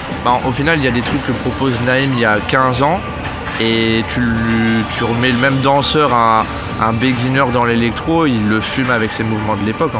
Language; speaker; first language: French; native; French